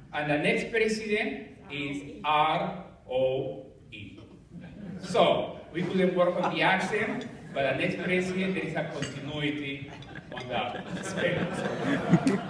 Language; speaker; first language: English; non-native, fluent; Spanish